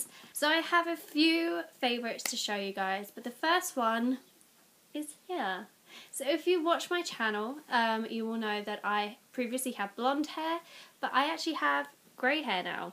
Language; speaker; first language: English; native; English